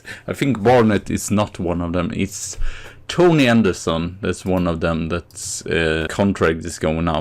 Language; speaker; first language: English; non-native, fluent; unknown